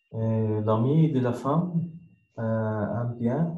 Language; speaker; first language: French; non-native, learner; Arabic